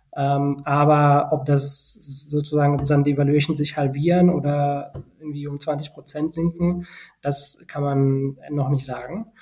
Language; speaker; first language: German; non-native, fluent; Spanish